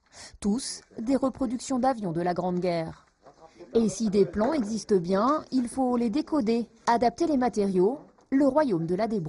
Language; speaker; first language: French; native; French